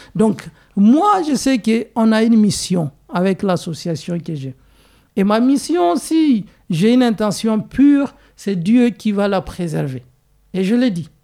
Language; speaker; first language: French; non-native, local second language; Hausa